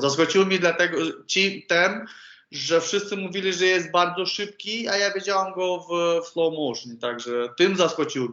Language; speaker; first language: Polish; non-native, learner; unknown